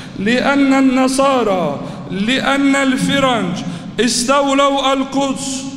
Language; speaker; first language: Arabic; non-native, fluent; Turkish